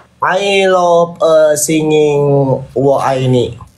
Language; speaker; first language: English; non-native, learner; Sundanese